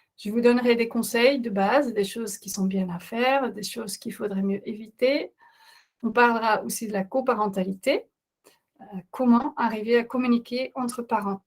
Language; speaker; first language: French; non-native, fluent; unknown